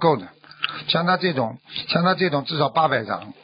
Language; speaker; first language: Chinese; native; Chinese